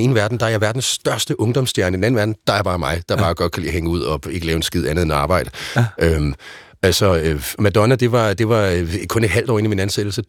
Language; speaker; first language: Danish; native; Danish